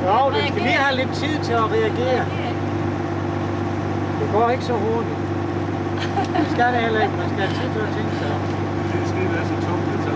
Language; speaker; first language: Danish; native; Danish